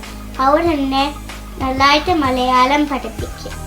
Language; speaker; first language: Malayalam; early bilingual, heritage; Malayalam